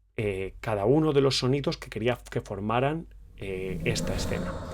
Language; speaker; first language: Spanish; native; Spanish